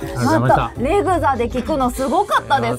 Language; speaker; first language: Japanese; native; Japanese